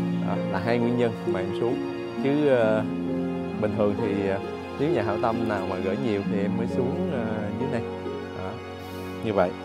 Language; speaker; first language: Vietnamese; native; Vietnamese